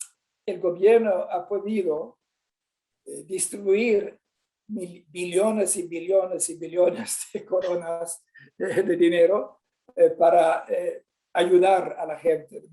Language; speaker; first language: Spanish; non-native, fluent; Swedish